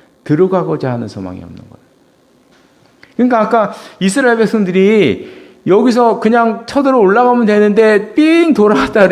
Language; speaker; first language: Korean; native; Korean